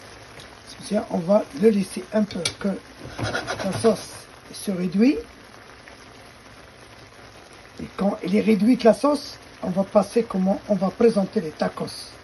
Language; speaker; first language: French; non-native, fluent; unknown